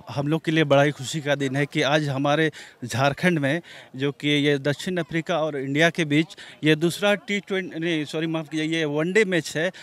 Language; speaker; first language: Hindi; native; Hindi